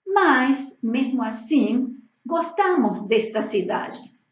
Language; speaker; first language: Portuguese; non-native, fluent; Spanish